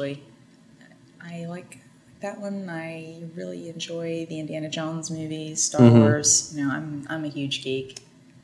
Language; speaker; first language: English; native; English